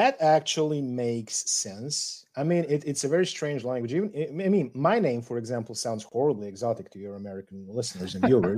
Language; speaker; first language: English; non-native, fluent; Serbian